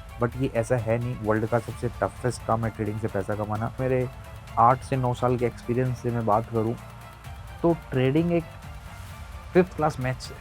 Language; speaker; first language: Hindi; native; Hindi